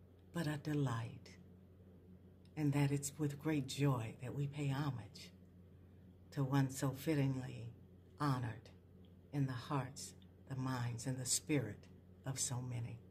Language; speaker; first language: English; native; English